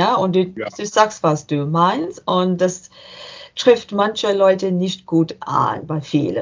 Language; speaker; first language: German; non-native, learner; English